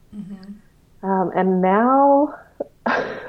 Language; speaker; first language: English; native; English